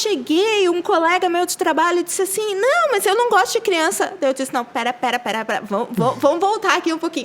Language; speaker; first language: Portuguese; native; Portuguese